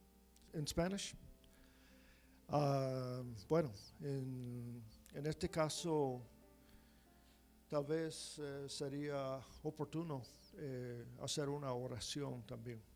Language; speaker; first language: Spanish; non-native, fluent; English